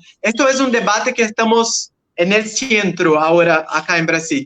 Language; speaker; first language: Spanish; non-native, learner; Portuguese